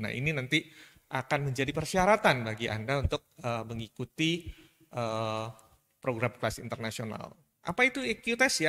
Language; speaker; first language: Indonesian; native; Indonesian